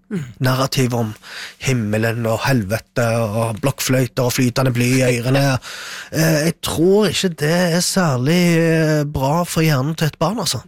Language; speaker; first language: Norwegian; early bilingual, other home language; Arabic